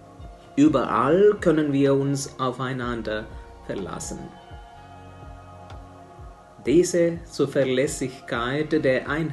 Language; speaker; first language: German; non-native, fluent; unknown